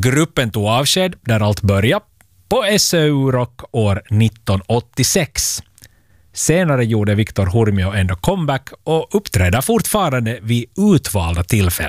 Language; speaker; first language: Swedish; native; Swedish